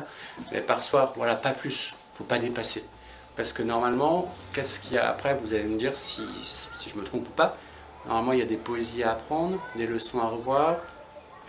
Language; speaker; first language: French; native; French